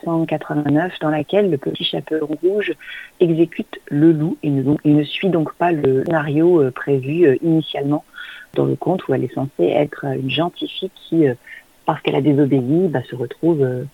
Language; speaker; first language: French; native; French